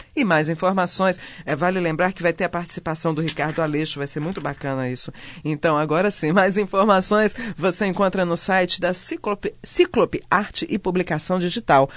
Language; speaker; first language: Portuguese; native; Portuguese